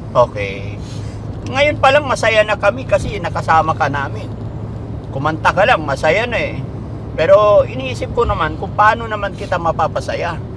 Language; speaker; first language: Filipino; native; Filipino